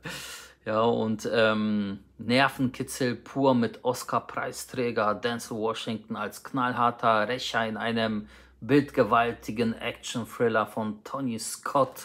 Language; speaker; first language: German; native; German